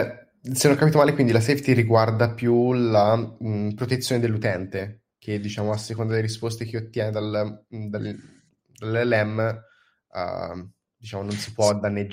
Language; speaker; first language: Italian; native; Italian